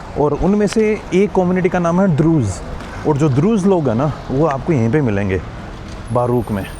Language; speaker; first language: Hindi; native; Hindi